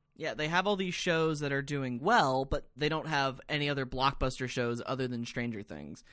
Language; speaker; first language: English; native; English